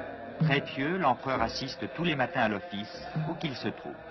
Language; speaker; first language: French; native; French